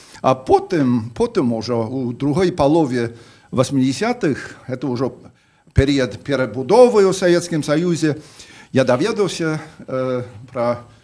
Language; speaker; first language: Belarusian; non-native, fluent; English